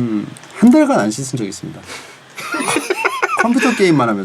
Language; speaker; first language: Korean; native; Korean